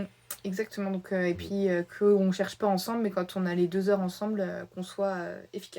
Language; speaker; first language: French; native; French